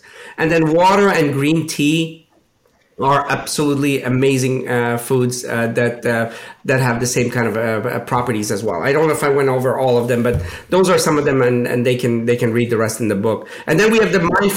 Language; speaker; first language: English; native; English